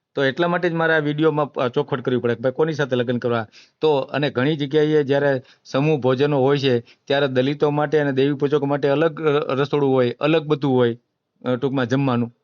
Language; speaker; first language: Gujarati; native; Gujarati